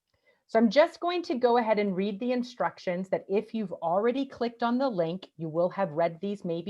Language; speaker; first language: English; native; English